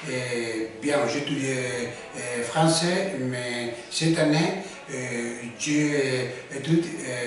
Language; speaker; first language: French; non-native, learner; Spanish